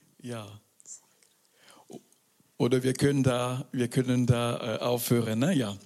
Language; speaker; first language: German; non-native, fluent; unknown